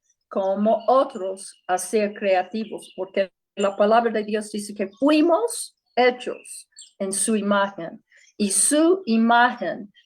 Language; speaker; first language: Spanish; non-native, fluent; English